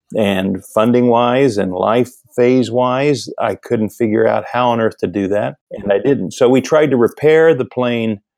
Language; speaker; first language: English; native; English